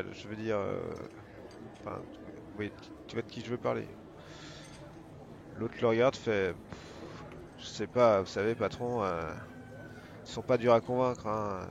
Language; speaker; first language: French; native; French